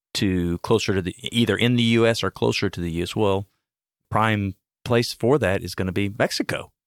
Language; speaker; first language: English; native; English